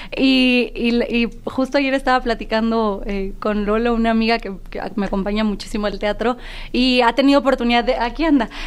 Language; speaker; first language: Spanish; native; Spanish